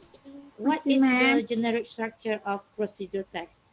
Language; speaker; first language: English; non-native, fluent; Indonesian